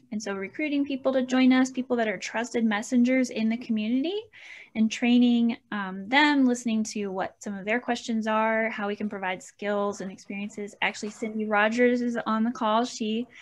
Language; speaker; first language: English; native; English